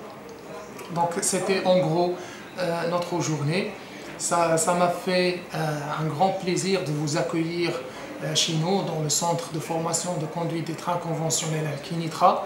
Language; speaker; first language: French; non-native, local second language; Arabic